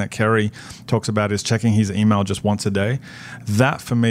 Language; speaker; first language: English; native; English